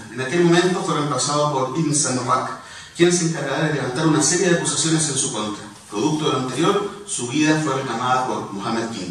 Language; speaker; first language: Spanish; native; Spanish